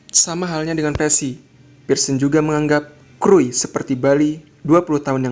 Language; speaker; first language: Indonesian; native; Indonesian